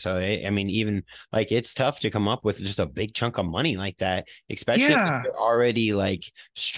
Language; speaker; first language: English; native; English